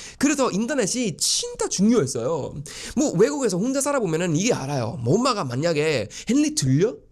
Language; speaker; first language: Korean; non-native, fluent; Swedish